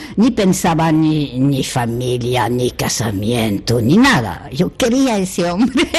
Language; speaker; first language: Spanish; non-native, fluent; French